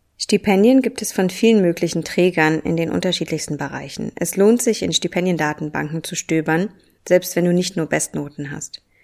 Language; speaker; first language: German; native; German